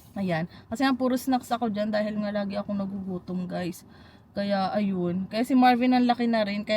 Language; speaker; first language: Filipino; native; Filipino